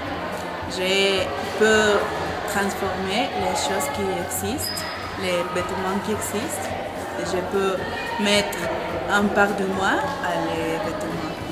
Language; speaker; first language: French; non-native, learner; Spanish